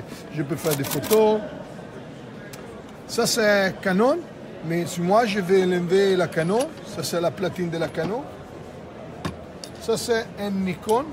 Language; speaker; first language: French; non-native, fluent; Italian